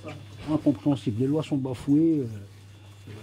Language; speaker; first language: French; early bilingual, other home language; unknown